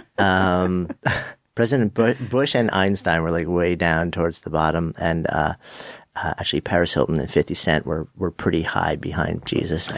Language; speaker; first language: English; native; English